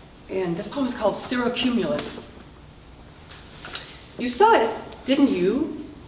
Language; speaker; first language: English; native; English